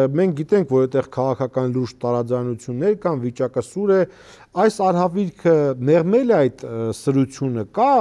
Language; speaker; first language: Armenian; native; Armenian